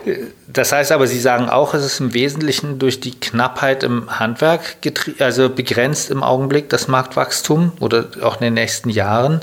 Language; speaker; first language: German; native; German